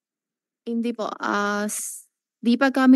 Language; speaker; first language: Filipino; non-native, learner; Chinese